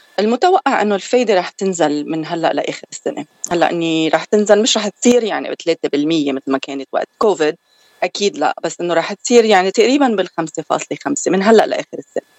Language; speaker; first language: Arabic; native; Arabic